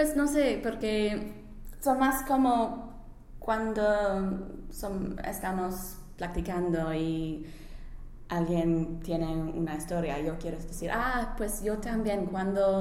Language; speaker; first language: Spanish; non-native, learner; English